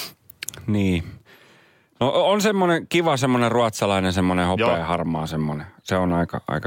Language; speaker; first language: Finnish; native; Finnish